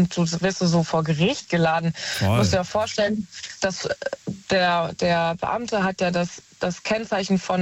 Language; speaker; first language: German; native; German